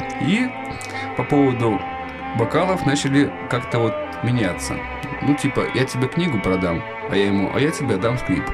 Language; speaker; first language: Russian; native; Russian